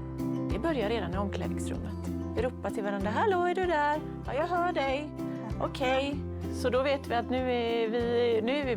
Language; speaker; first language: Swedish; native; Swedish